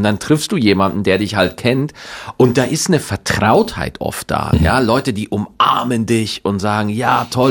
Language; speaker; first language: German; native; German